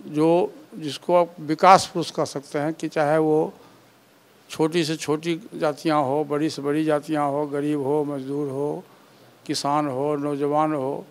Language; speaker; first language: Hindi; native; Hindi